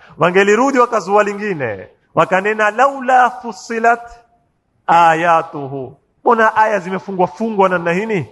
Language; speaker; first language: Swahili; native; Swahili